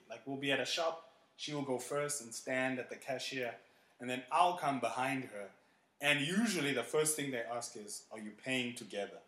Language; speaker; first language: English; non-native, local second language; Xhosa